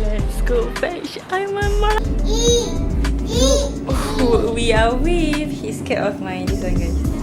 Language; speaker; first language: English; non-native, local second language; Malay